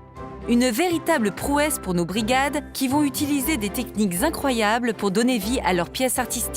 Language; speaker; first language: French; native; French